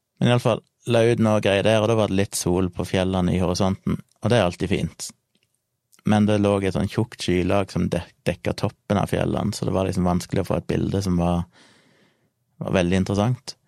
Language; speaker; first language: Norwegian; native; Norwegian